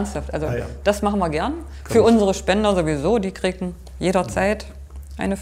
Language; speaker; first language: German; native; German